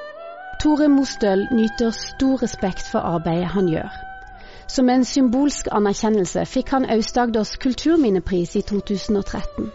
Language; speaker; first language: Norwegian; native; Norwegian